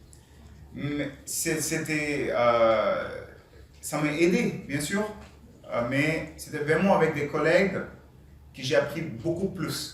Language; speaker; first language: French; non-native, learner; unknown